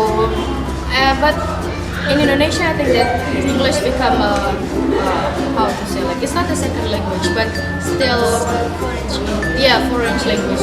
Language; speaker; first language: English; non-native, fluent; Indonesian